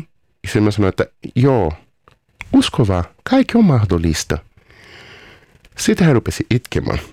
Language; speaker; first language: Finnish; non-native, fluent; Portuguese